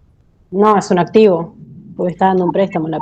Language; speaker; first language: Spanish; native; Spanish